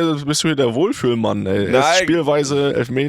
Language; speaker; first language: German; native; German